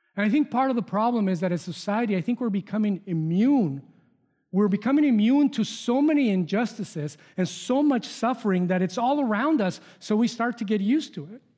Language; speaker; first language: English; non-native, fluent; Spanish